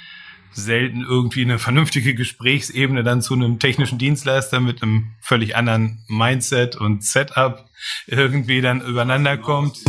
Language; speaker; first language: German; native; German